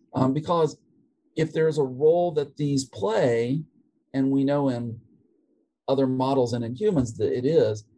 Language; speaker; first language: English; native; English